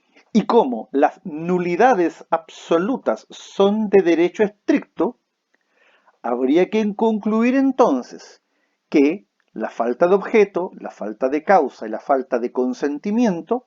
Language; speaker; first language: Spanish; native; Spanish